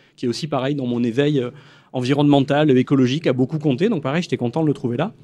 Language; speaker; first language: French; native; French